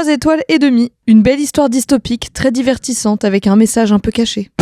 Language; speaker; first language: French; native; French